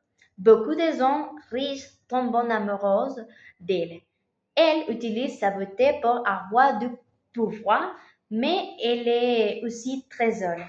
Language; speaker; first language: French; non-native, learner; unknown